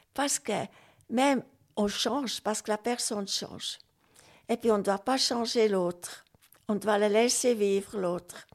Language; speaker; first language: French; non-native, local second language; Swiss German